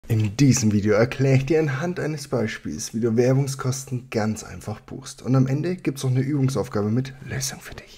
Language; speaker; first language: German; native; German